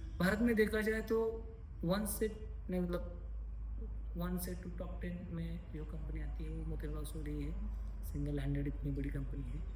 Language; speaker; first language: Hindi; non-native, local second language; Marathi